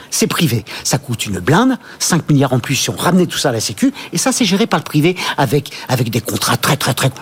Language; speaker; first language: French; native; French